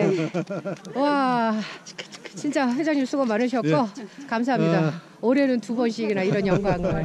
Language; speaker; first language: Korean; native; Korean